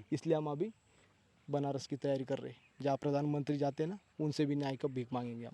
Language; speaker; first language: Hindi; non-native, local second language; Marathi